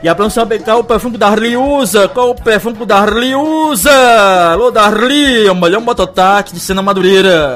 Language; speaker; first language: Portuguese; native; Portuguese